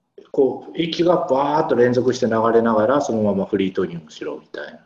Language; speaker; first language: Japanese; native; Japanese